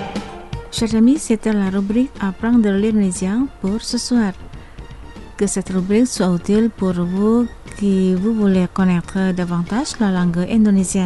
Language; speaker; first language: French; non-native, fluent; Indonesian